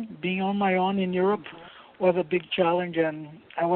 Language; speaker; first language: English; non-native, fluent; Portuguese